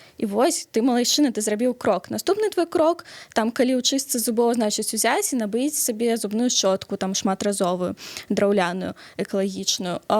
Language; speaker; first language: Belarusian; non-native, local second language; Russian